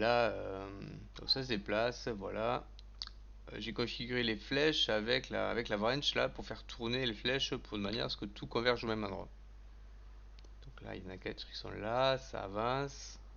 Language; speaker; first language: French; native; French